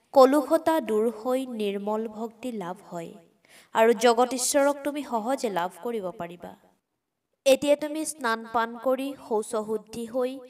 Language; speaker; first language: Assamese; native; Assamese